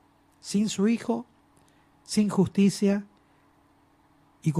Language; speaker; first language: Spanish; native; Spanish